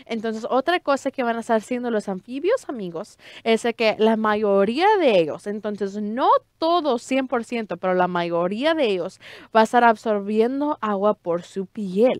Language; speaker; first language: Spanish; early bilingual, heritage; Spanish